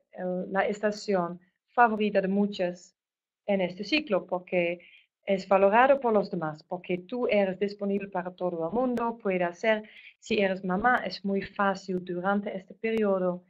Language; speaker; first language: Spanish; non-native, fluent; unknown